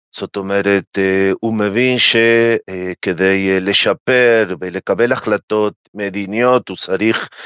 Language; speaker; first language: Hebrew; non-native, fluent; Spanish